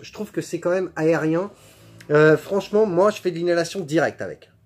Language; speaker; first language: French; native; French